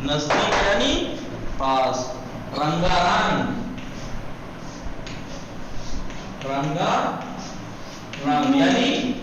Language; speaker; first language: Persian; non-native, fluent; Urdu